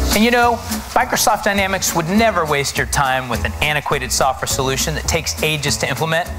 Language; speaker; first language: English; native; English